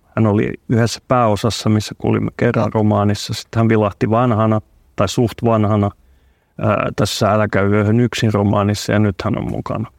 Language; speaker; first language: Finnish; non-native, local second language; Swedish